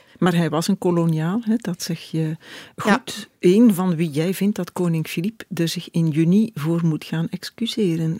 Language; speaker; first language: Dutch; native; Dutch